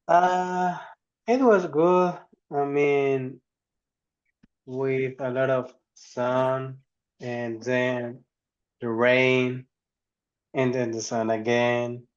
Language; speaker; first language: English; non-native, learner; Spanish